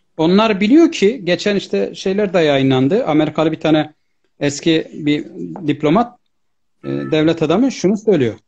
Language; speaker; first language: Turkish; native; Turkish